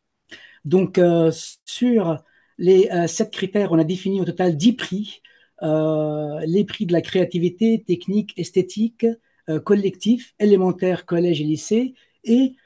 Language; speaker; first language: French; native; French